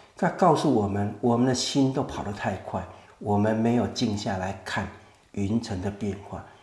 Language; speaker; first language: Chinese; native; Chinese